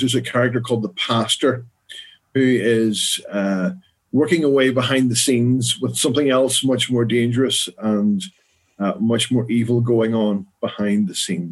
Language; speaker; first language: English; native; English